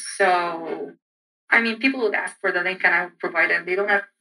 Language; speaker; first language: English; non-native, fluent; Arabic